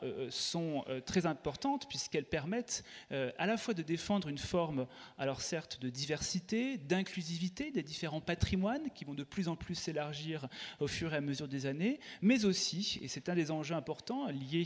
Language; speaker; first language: French; native; French